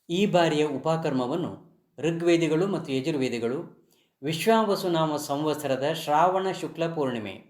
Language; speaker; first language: Kannada; non-native, local second language; Marathi